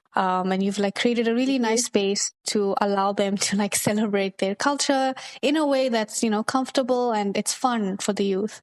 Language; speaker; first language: English; early bilingual, other home language; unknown